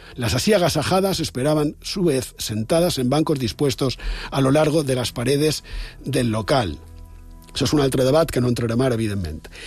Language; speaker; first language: Spanish; non-native, local second language; Catalan